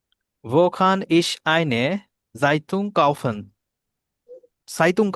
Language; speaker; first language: German; non-native, learner; Bangla